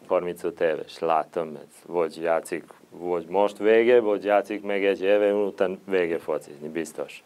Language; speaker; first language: Hungarian; non-native, learner; Serbian